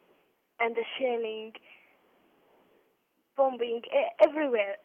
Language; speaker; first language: English; non-native, learner; Arabic